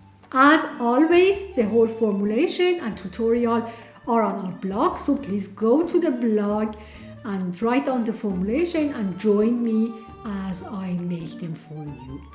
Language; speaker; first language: English; non-native, fluent; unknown